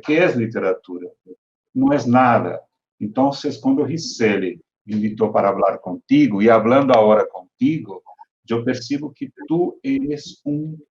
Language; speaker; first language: Spanish; non-native, fluent; Portuguese